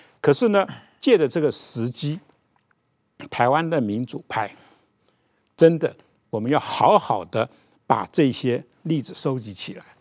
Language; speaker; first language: Chinese; native; Chinese